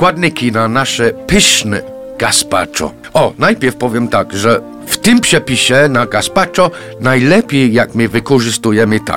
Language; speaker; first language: Polish; non-native, fluent; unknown